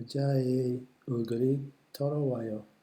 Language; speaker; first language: Korean; non-native, learner; English